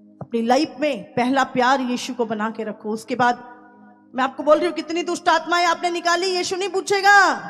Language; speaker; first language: Hindi; native; Hindi